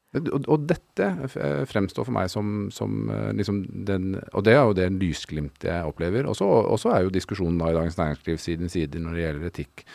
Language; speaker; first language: Norwegian; native; Norwegian